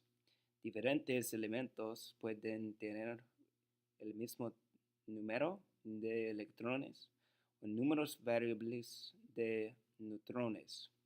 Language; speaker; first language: Spanish; non-native, learner; English